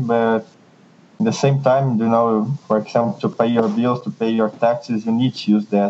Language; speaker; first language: English; non-native, fluent; Portuguese